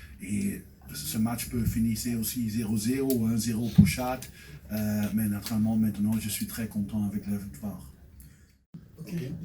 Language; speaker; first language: French; non-native, fluent; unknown